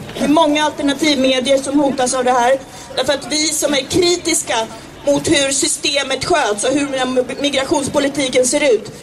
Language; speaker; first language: Swedish; early bilingual, other home language; Czech